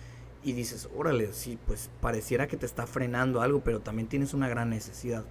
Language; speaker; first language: Spanish; native; Spanish